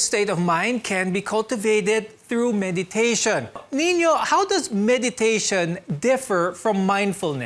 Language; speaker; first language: English; non-native, local second language; Filipino